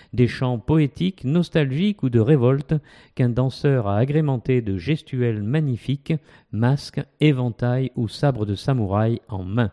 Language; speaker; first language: French; native; French